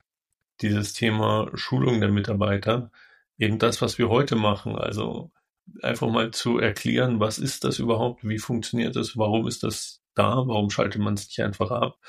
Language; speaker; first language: German; native; German